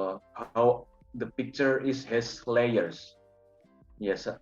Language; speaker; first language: English; non-native, learner; Indonesian